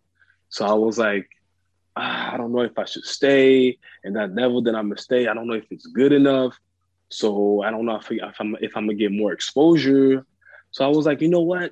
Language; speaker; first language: English; early bilingual, other home language; French